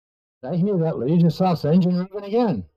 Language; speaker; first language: English; native; English